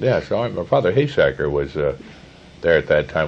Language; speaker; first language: English; native; English